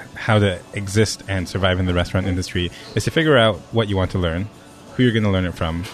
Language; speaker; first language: English; non-native, local second language; Cantonese